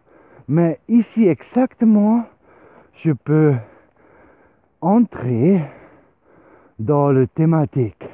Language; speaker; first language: French; non-native, learner; Swiss German